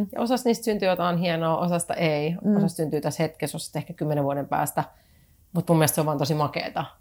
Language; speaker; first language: Finnish; native; Finnish